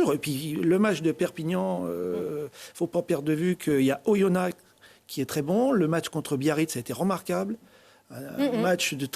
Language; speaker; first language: French; native; French